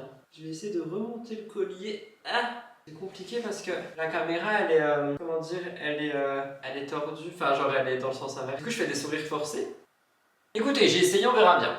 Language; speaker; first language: French; native; French